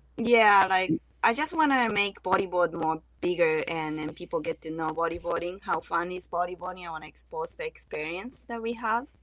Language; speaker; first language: English; non-native, learner; Japanese